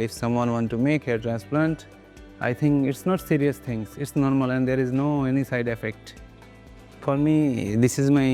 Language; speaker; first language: English; non-native, local second language; Bangla